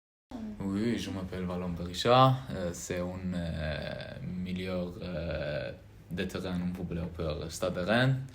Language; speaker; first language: French; non-native, learner; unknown